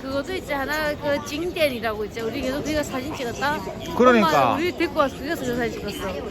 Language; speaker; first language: Korean; early bilingual, heritage; Korean